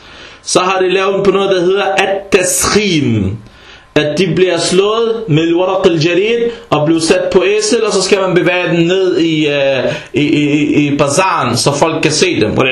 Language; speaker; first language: Danish; early bilingual, other home language; Arabic